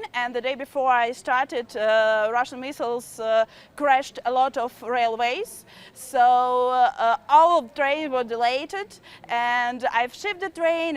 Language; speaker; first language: English; non-native, fluent; Ukrainian